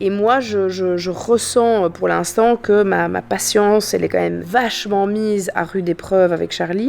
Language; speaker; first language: French; native; French